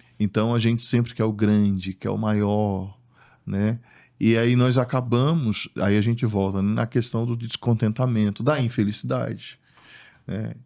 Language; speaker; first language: Portuguese; native; Portuguese